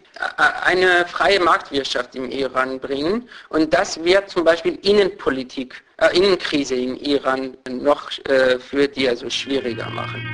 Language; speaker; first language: German; non-native, fluent; Persian